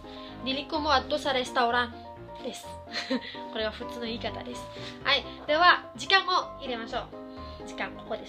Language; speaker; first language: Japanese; non-native, fluent; Cebuano